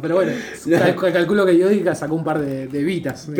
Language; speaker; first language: Spanish; native; Spanish